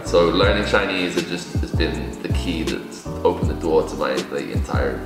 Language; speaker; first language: English; native; English